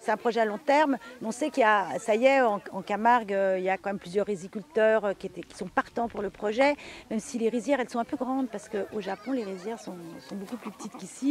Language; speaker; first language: French; native; French